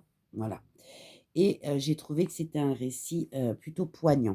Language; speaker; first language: French; native; French